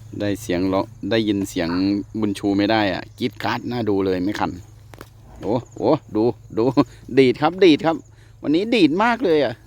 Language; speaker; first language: Thai; native; Thai